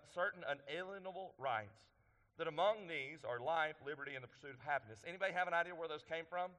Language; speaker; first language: English; native; English